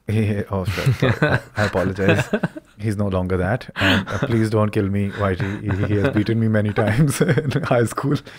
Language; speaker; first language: English; non-native, local second language; Urdu